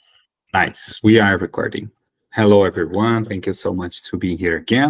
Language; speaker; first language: English; non-native, learner; Portuguese